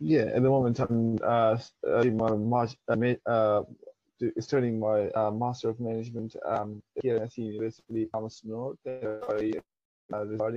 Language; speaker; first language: English; non-native, local second language; Persian